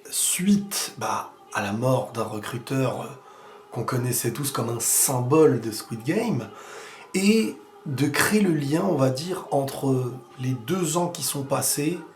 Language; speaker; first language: French; native; French